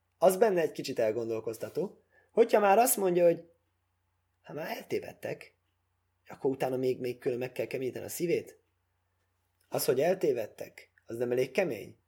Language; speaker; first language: Hungarian; early bilingual, heritage; Hungarian